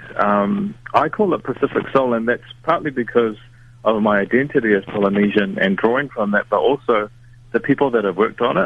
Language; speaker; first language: English; native; English